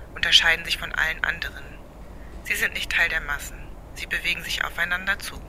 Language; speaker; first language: German; non-native, fluent; Malay